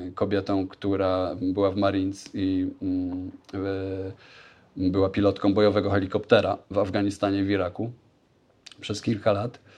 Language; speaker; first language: Polish; native; Polish